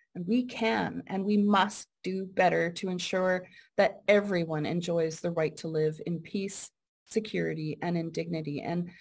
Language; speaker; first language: English; native; English